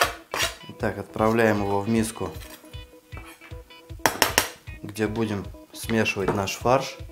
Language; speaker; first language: Russian; native; Russian